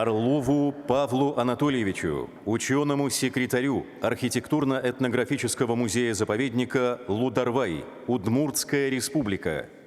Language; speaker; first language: Russian; native; Russian